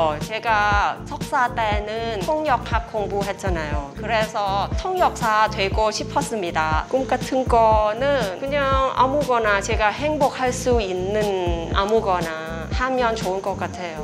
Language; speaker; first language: Korean; non-native, fluent; Thai